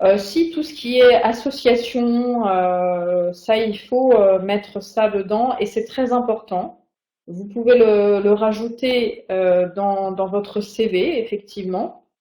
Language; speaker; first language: French; native; French